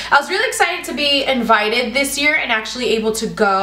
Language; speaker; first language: English; native; English